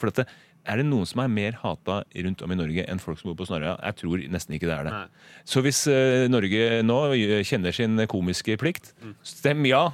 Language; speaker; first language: Norwegian; native; Norwegian